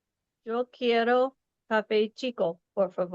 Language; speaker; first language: Spanish; non-native, learner; English